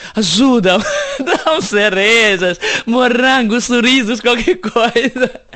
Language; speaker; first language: Portuguese; non-native, fluent; Serbian